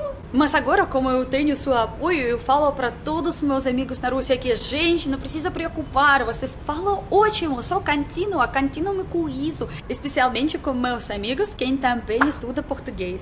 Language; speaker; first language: Portuguese; non-native, learner; Russian